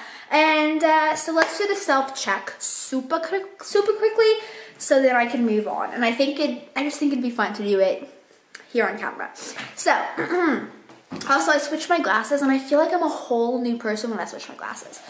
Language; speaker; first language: English; native; English